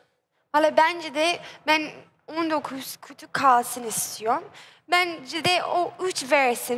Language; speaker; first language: Turkish; non-native, learner; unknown